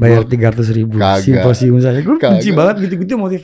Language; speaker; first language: Indonesian; native; Indonesian